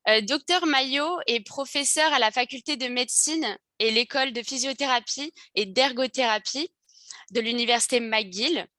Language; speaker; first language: French; native; French